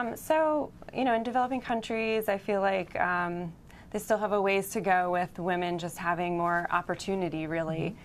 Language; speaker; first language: English; native; English